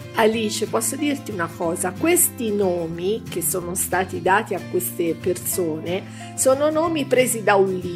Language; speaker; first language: Italian; native; Italian